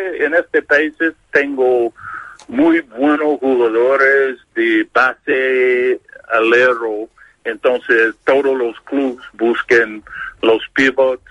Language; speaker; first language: Spanish; non-native, learner; English